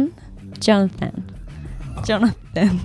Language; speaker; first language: English; non-native, learner; Japanese